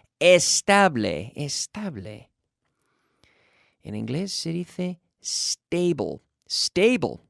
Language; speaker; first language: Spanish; non-native, fluent; English